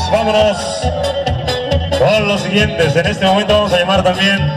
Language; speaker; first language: Spanish; native; Spanish